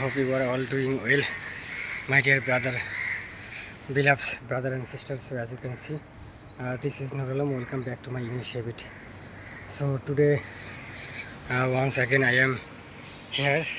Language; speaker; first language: English; non-native, learner; Bangla